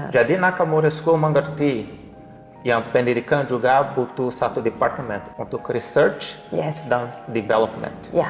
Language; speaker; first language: Indonesian; non-native, learner; Portuguese